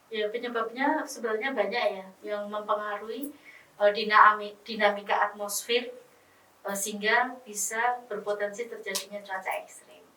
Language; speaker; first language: Indonesian; native; Indonesian